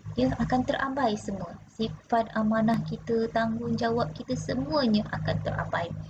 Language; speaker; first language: Malay; native; Malay